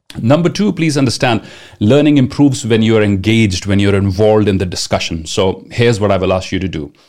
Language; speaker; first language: English; non-native, local second language; Punjabi